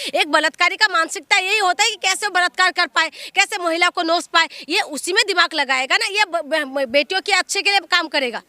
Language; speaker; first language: Hindi; non-native, local second language; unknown